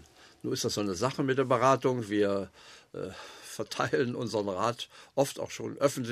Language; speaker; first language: German; native; German